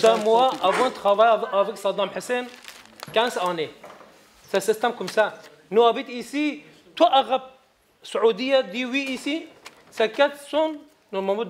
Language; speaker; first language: French; non-native, learner; Arabic